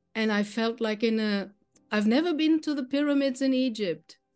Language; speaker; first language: English; non-native, fluent; German